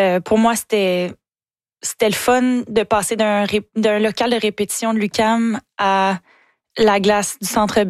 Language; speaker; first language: French; native; French